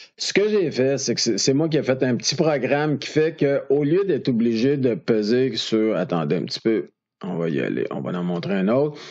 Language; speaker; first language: French; native; French